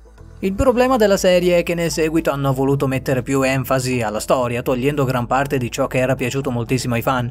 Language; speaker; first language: Italian; native; Italian